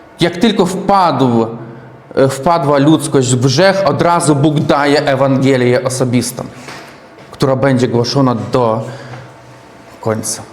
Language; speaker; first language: Polish; non-native, learner; Russian